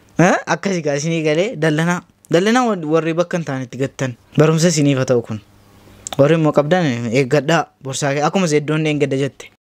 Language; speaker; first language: Oromo; native; Oromo